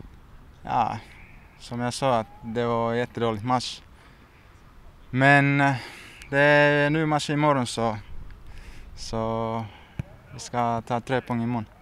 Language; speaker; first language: Swedish; non-native, learner; Finnish